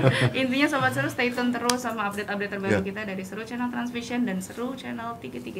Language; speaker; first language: Indonesian; native; Indonesian